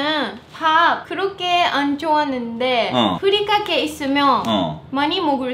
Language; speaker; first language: Korean; non-native, learner; Japanese